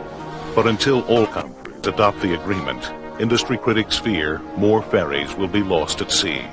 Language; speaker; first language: English; native; English